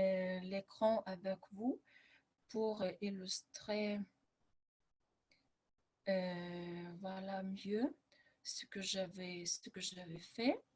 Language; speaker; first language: French; non-native, fluent; Lithuanian